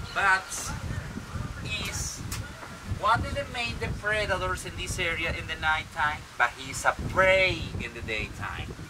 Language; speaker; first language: English; non-native, learner; Spanish